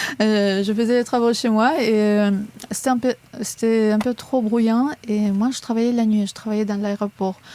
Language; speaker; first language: French; non-native, fluent; Azerbaijani